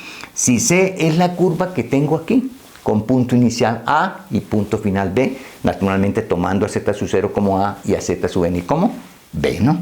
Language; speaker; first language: Spanish; native; Spanish